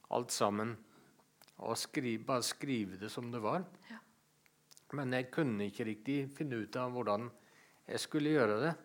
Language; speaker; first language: Norwegian; native; Norwegian